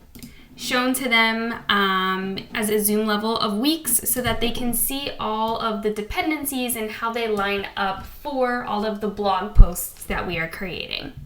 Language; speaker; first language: English; native; English